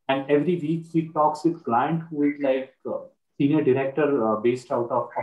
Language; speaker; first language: English; non-native, local second language; Marathi